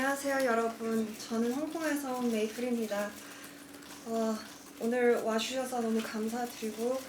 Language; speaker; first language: Korean; non-native, fluent; Cantonese